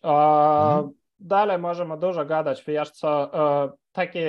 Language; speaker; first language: Polish; non-native, fluent; Ukrainian